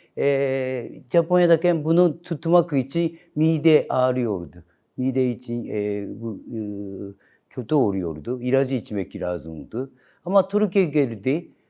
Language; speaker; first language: Turkish; non-native, learner; Japanese